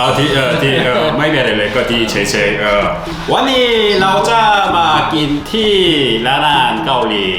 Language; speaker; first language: Thai; non-native, learner; Korean